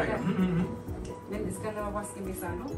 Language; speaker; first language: Norwegian; non-native, learner; Filipino